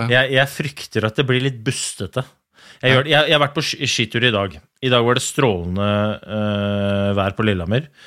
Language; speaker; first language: Norwegian; native; Norwegian